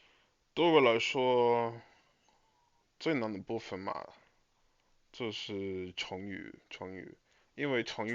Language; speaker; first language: Chinese; non-native, fluent; English